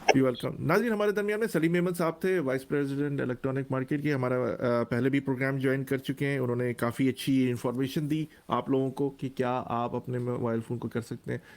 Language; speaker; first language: Urdu; native; Urdu